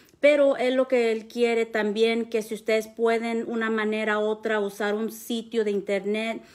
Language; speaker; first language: Spanish; early bilingual, heritage; Spanish